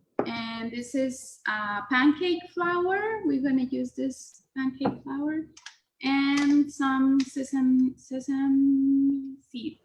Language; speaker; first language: English; non-native, learner; Spanish